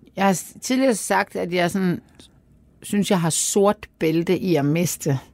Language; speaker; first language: Danish; native; Danish